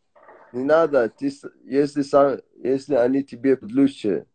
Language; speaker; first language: Russian; non-native, learner; Persian